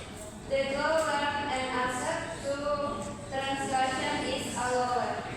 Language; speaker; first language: English; non-native, learner; Indonesian